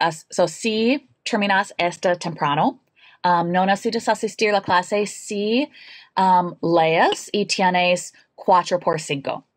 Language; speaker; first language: Spanish; non-native, learner; English